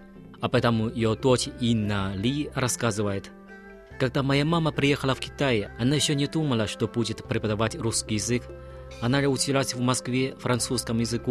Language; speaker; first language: Russian; non-native, fluent; Chinese